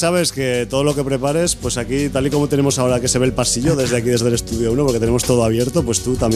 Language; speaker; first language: Spanish; native; Spanish